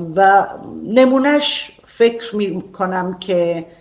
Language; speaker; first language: Persian; non-native, local second language; Armenian